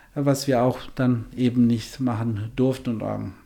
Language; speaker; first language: German; non-native, fluent; Albanian